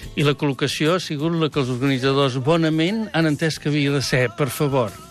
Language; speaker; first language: Catalan; native; Catalan